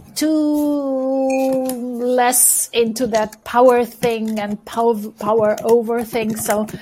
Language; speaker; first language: English; non-native, fluent; Romanian